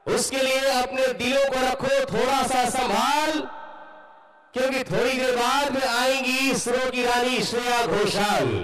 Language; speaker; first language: Hindi; non-native, local second language; Bangla